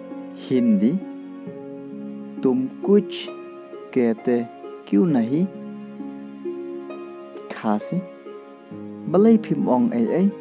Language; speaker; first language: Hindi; non-native, local second language; Khasi